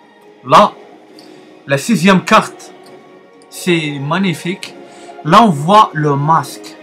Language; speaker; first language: French; non-native, learner; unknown